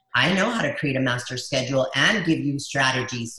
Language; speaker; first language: English; early bilingual, other home language; Spanish